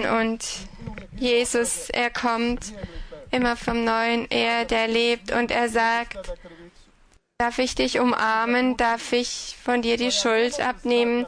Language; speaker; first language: German; non-native, fluent; Croatian